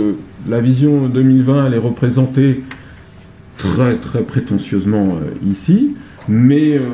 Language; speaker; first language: French; native; French